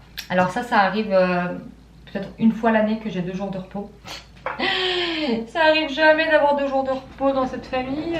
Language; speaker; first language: French; native; French